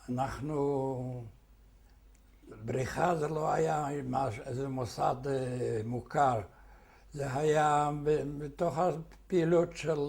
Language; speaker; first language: Hebrew; non-native, fluent; Yiddish